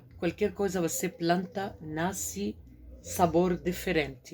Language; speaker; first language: Portuguese; non-native, fluent; Arabic